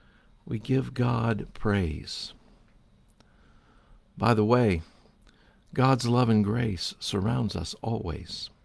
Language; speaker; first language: English; native; English